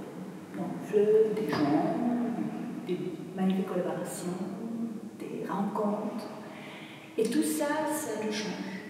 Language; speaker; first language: French; non-native, fluent; Polish